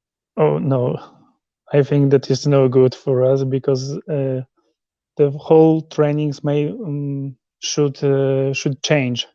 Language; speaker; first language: English; non-native, learner; Polish